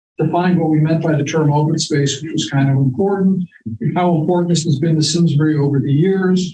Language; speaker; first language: English; native; English